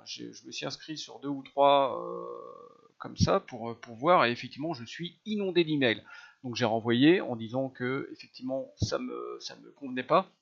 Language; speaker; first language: French; native; French